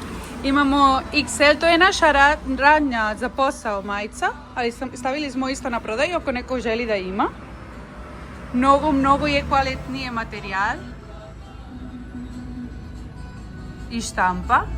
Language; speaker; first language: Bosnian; non-native, learner; Spanish